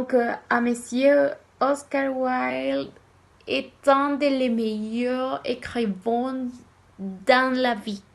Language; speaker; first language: French; non-native, learner; Spanish